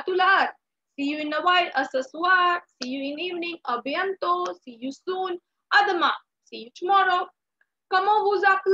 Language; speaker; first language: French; non-native, learner; Hindi